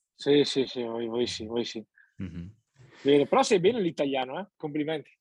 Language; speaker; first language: Italian; native; Italian